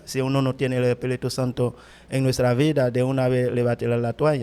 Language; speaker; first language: Spanish; non-native, fluent; Haitian Creole